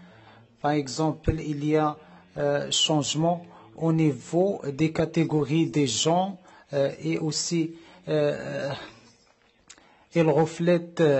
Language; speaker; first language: French; non-native, learner; Arabic